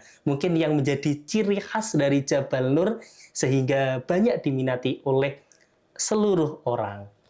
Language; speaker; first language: Indonesian; native; Indonesian